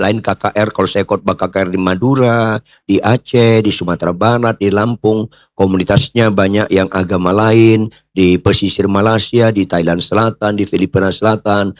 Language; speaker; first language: Indonesian; native; Indonesian